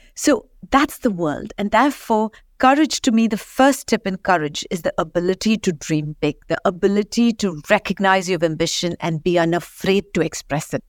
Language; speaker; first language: English; non-native, local second language; Marathi